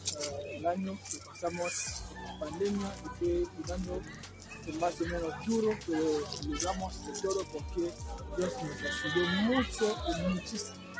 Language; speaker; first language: Spanish; non-native, fluent; French